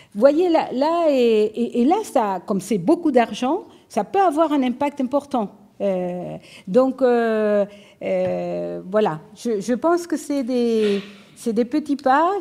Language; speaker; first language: French; non-native, fluent; Spanish